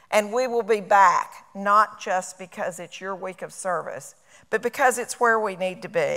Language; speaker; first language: English; native; English